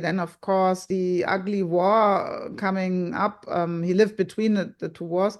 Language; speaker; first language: English; non-native, fluent; German